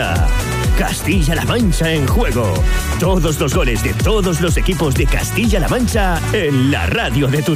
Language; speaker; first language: Spanish; native; Spanish